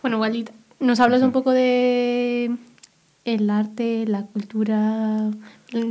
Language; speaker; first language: Spanish; non-native, local second language; Berber languages